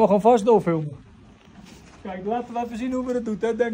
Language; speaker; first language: Dutch; native; Dutch